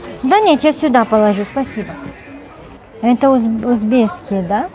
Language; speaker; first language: Russian; non-native, fluent; Italian